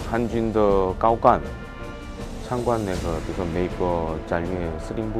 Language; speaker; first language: Chinese; non-native, fluent; Korean